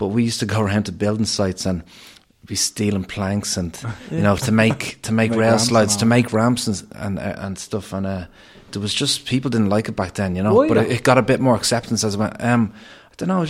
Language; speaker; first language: English; native; English